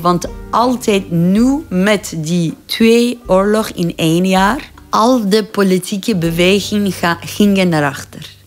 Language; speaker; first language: Dutch; non-native, fluent; Persian